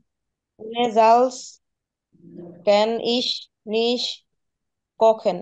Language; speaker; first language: German; non-native, learner; Bangla